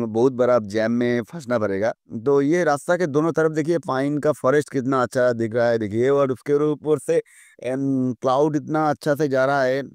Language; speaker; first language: Hindi; non-native, local second language; Bangla